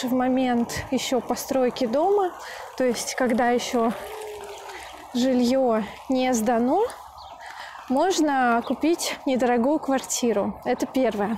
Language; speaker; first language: Russian; native; Russian